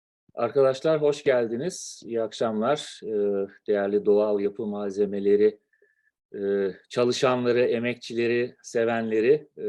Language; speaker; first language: Turkish; native; Turkish